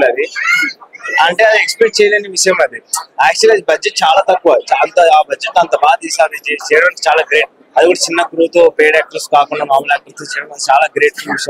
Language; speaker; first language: Telugu; native; Telugu